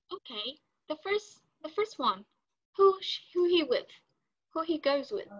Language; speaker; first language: English; non-native, learner; Vietnamese